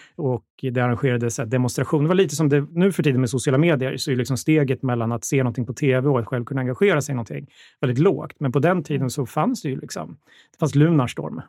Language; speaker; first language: Swedish; native; Swedish